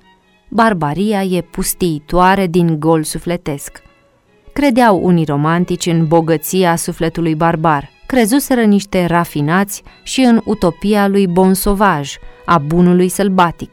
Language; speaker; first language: Romanian; native; Romanian